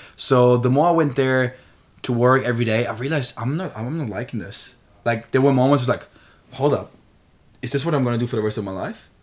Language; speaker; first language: English; non-native, fluent; German